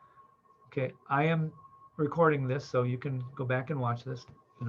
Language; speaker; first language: English; native; English